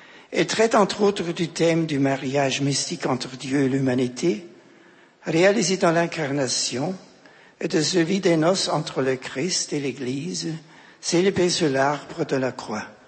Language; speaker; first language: French; non-native, fluent; German